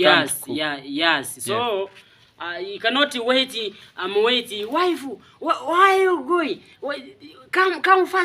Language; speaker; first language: English; non-native, learner; Swahili